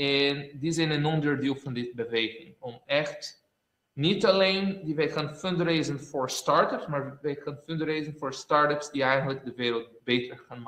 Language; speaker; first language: Dutch; non-native, fluent; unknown